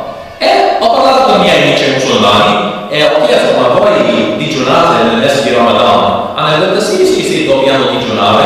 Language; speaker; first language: Italian; non-native, learner; English